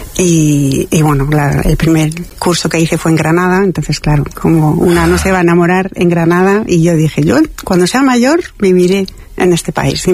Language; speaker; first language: Spanish; non-native, fluent; French